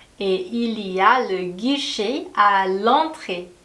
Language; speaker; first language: French; non-native, learner; Korean